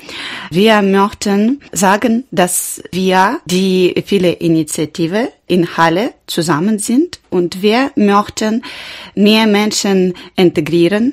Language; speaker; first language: German; non-native, learner; Ukrainian